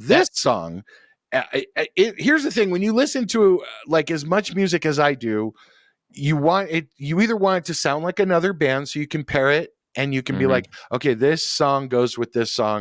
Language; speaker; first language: English; native; English